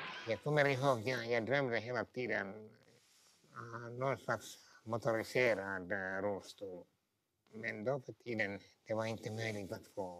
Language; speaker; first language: Swedish; non-native, local second language; Finnish